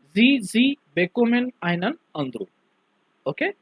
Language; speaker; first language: German; non-native, learner; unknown